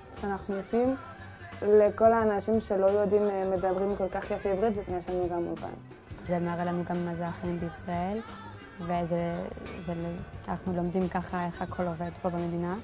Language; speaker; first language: Hebrew; non-native, learner; French